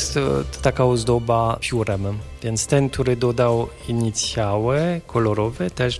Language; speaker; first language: Polish; non-native, fluent; French